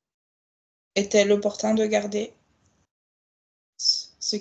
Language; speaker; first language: French; native; French